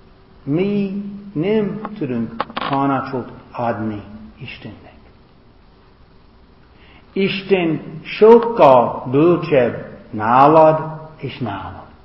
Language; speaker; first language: Hungarian; non-native, learner; English